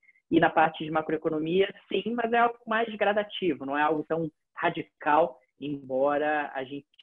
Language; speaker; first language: Portuguese; native; Portuguese